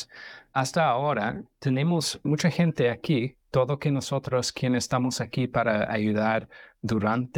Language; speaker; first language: Spanish; non-native, fluent; English